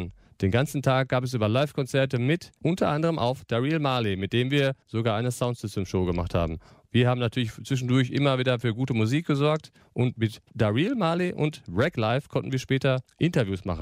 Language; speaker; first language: German; native; German